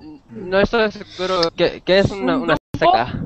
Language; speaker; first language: Spanish; non-native, learner; English